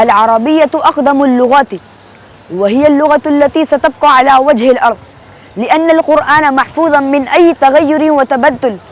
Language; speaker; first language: Arabic; non-native, learner; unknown